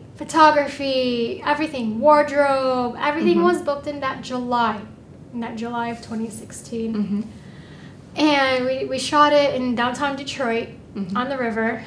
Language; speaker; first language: English; native; English